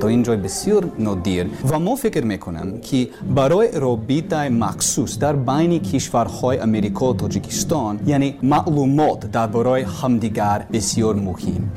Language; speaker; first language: Persian; non-native, learner; English